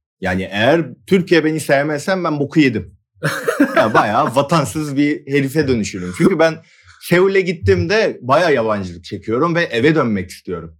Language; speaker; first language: Turkish; non-native, fluent; Korean